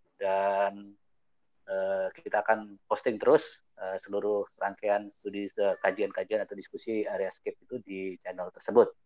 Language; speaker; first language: Indonesian; native; Indonesian